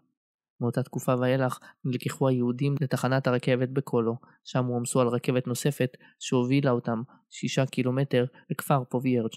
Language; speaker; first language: Hebrew; native; Hebrew